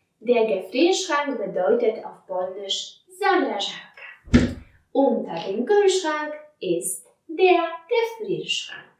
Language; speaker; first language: German; non-native, fluent; Polish